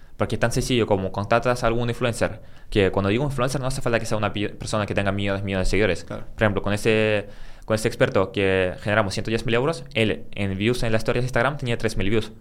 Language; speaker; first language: Spanish; early bilingual, other home language; Russian